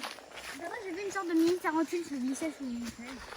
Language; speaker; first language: French; early bilingual, heritage; French